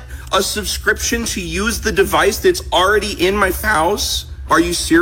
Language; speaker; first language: English; native; English